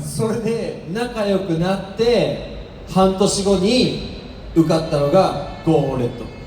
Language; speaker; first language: Japanese; native; Japanese